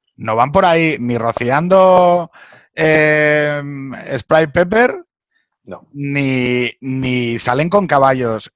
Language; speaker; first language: Spanish; native; Spanish